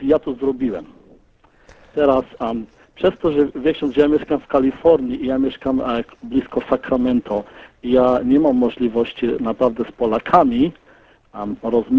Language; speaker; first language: Polish; early bilingual, heritage; Polish